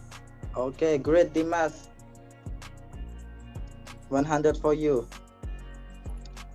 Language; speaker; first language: English; non-native, learner; Indonesian